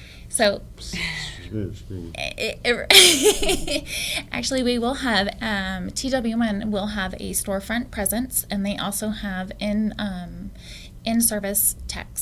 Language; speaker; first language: English; native; English